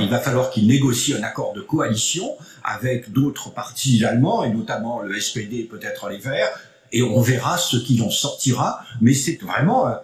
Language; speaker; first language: French; native; French